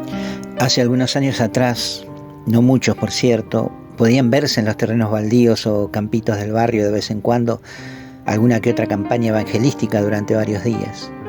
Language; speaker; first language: Spanish; native; Spanish